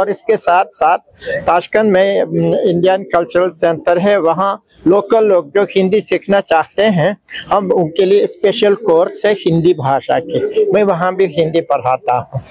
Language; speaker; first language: Hindi; non-native, fluent; Uzbek